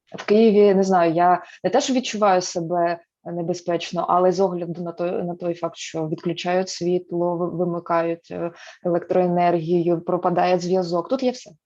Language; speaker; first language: Ukrainian; native; Ukrainian